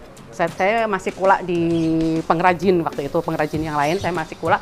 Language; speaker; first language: Indonesian; native; Indonesian